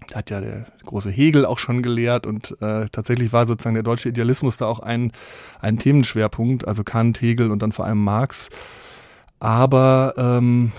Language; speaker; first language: German; native; German